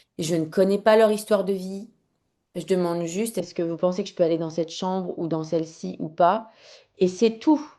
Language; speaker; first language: French; native; French